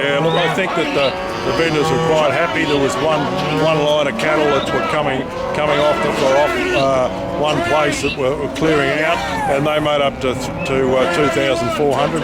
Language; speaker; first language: English; native; English